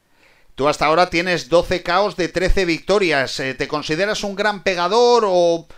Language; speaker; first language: Spanish; native; Spanish